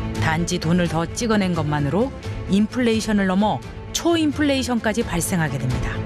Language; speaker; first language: Korean; native; Korean